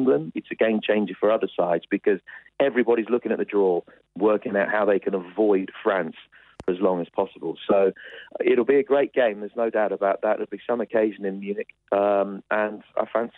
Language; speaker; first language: English; native; English